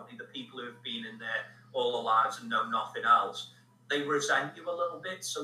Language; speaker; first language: English; native; English